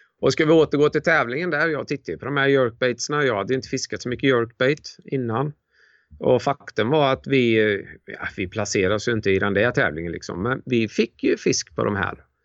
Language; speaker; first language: Swedish; native; Swedish